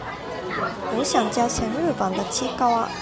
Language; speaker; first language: Chinese; non-native, learner; Japanese